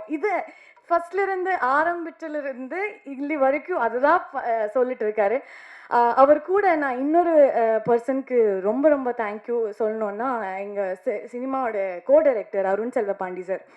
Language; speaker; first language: Tamil; non-native, learner; Kannada